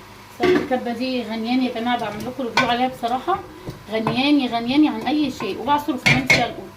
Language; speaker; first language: Arabic; native; Arabic